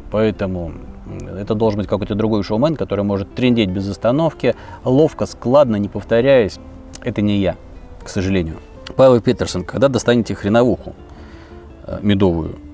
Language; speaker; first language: Russian; native; Russian